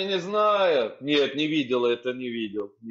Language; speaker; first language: Russian; non-native, fluent; Arabic